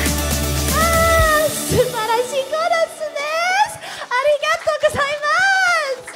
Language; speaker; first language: Japanese; non-native, learner; English